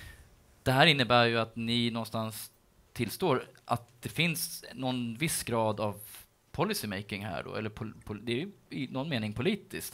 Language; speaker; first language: Swedish; native; Swedish